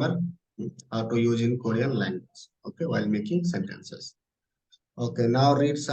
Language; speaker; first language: English; non-native, local second language; Hindi